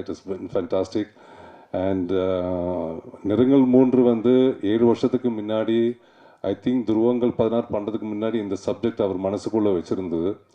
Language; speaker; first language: Tamil; native; Tamil